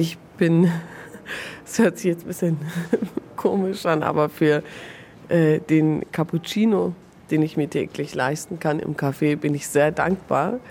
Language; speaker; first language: German; early bilingual, other home language; Persian